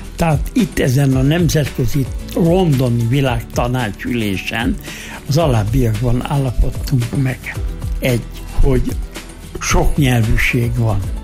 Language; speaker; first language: Hungarian; native; Hungarian